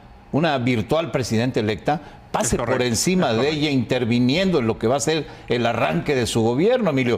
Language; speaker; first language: Spanish; native; Spanish